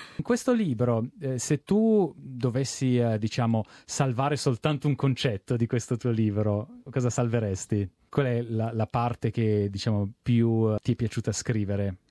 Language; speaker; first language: Italian; native; Italian